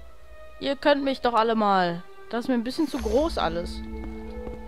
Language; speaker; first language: German; native; German